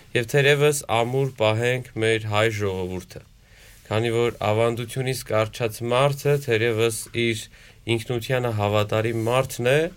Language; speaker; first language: Armenian; native; Armenian